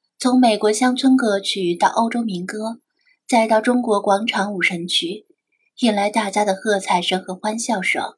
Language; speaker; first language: Chinese; native; Chinese